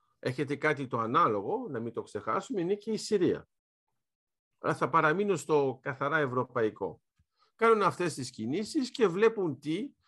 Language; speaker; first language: Greek; early bilingual, heritage; Greek